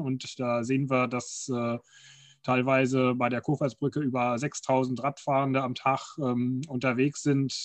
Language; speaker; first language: German; native; German